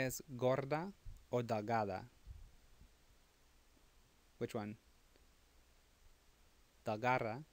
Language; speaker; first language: Spanish; non-native, fluent; English